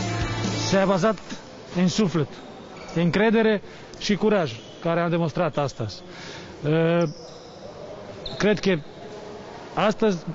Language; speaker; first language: Romanian; non-native, fluent; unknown